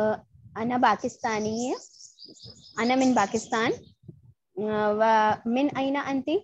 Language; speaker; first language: Arabic; non-native, learner; Urdu